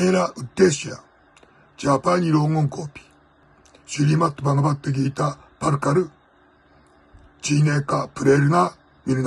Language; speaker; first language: Hindi; non-native, fluent; Japanese